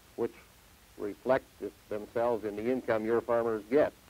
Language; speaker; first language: English; native; English